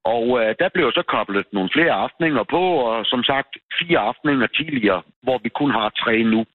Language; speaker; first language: Danish; native; Danish